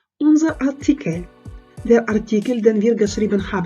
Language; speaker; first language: German; non-native, fluent; Ukrainian